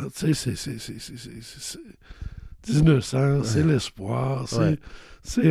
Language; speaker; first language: French; native; French